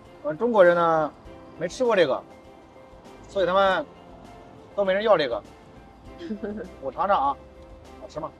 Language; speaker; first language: Indonesian; non-native, learner; Chinese